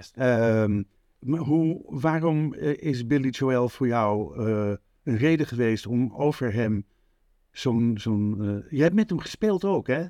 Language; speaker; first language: Dutch; native; Dutch